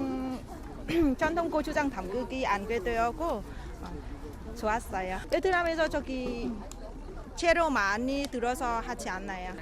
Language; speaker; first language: Korean; non-native, learner; Vietnamese